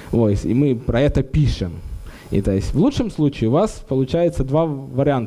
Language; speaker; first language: Russian; native; Russian